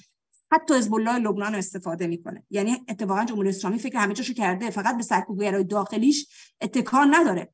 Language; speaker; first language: Persian; native; Persian